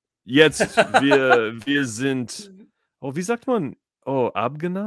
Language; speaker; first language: German; non-native, learner; English